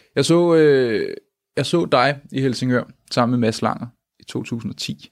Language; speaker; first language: Danish; native; Danish